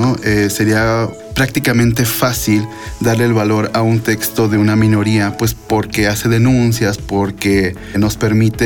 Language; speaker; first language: Spanish; native; Spanish